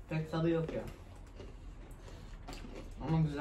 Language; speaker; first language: Turkish; early bilingual, heritage; Turkish